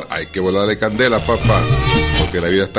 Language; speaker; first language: Spanish; native; Spanish